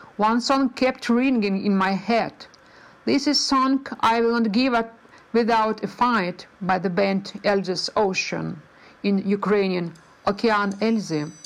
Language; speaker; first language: English; non-native, fluent; Ukrainian